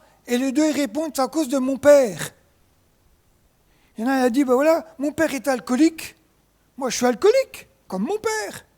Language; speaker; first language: French; native; French